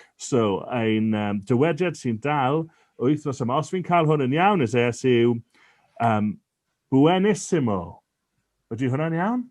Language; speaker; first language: Welsh; native; Welsh